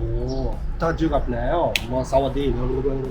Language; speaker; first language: Thai; non-native, learner; Japanese